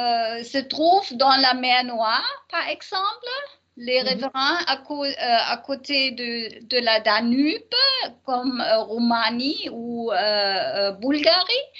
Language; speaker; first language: French; non-native, learner; German